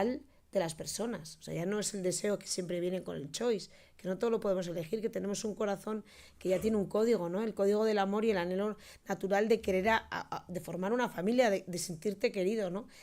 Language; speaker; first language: Spanish; native; Spanish